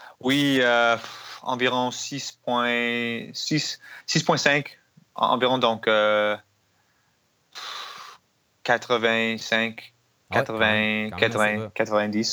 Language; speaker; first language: French; non-native, learner; English